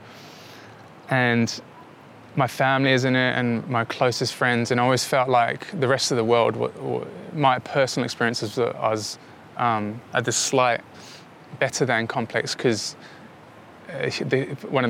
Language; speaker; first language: English; native; English